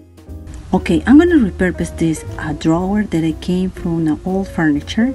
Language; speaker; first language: English; non-native, fluent; Spanish